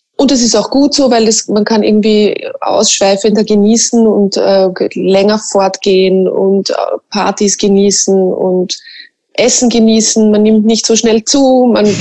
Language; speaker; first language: German; native; German